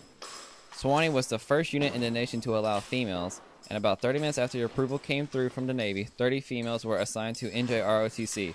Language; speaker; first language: English; native; English